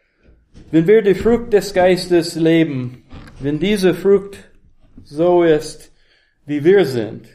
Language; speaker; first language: German; non-native, learner; English